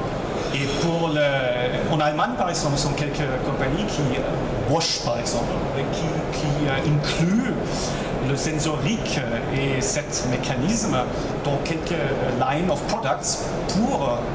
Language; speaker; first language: French; non-native, local second language; German